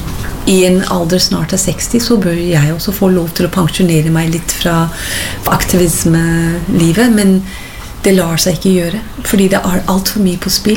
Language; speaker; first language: Norwegian; non-native, fluent; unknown